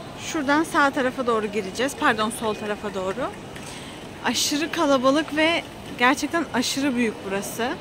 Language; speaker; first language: Turkish; native; Turkish